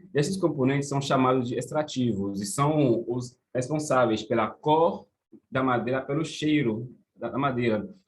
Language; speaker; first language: Portuguese; non-native, fluent; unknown